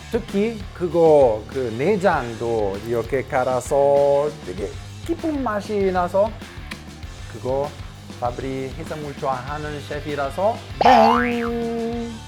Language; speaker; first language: Korean; non-native, learner; Italian